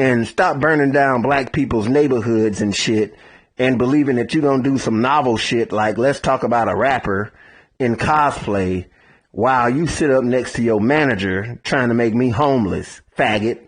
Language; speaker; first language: English; native; English